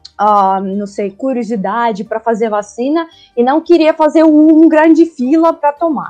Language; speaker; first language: Portuguese; non-native, learner; Russian